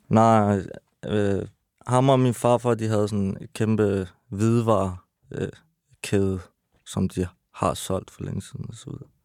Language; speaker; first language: Danish; early bilingual, other home language; Persian